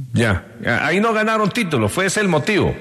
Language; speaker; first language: Spanish; native; Spanish